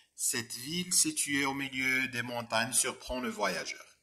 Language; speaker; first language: French; non-native, local second language; Arabic